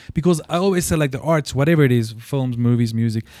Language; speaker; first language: English; non-native, local second language; Afrikaans